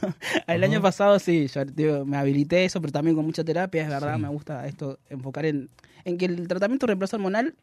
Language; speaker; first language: Spanish; native; Spanish